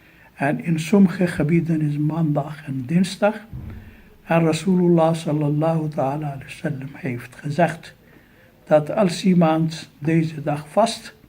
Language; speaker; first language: Dutch; non-native, fluent; Urdu